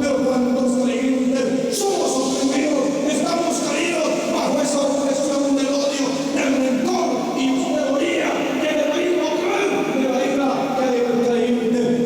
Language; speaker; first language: Spanish; native; Spanish